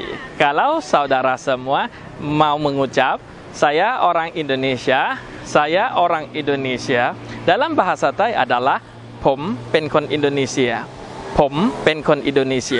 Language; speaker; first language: Indonesian; non-native, fluent; Thai